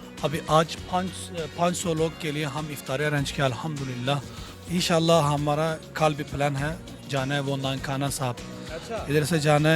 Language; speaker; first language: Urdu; non-native, learner; Turkish